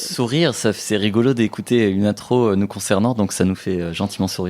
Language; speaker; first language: French; native; French